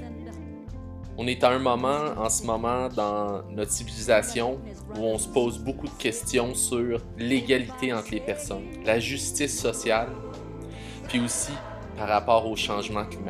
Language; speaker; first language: French; native; French